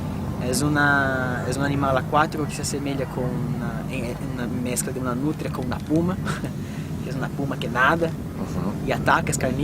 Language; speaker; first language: Spanish; non-native, fluent; Portuguese